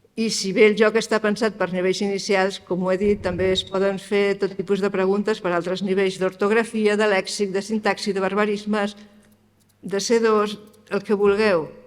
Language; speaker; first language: Catalan; native; Catalan